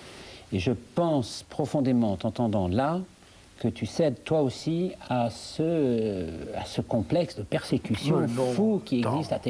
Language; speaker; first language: French; native; French